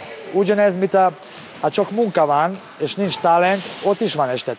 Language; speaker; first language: Hungarian; non-native, learner; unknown